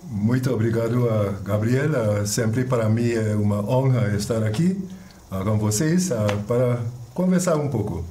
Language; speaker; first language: Portuguese; non-native, fluent; English